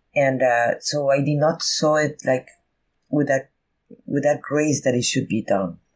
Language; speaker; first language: English; non-native, fluent; Spanish